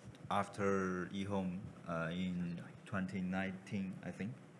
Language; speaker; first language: English; non-native, learner; Chinese